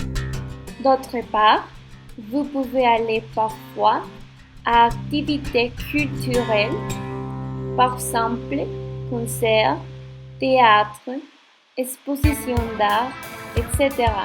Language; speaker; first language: French; non-native, learner; Spanish